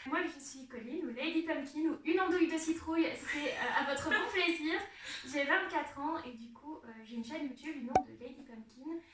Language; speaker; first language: French; native; French